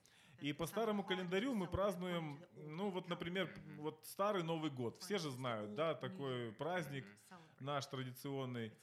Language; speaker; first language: Russian; native; Russian